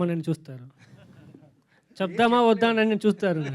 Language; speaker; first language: Telugu; non-native, learner; Tamil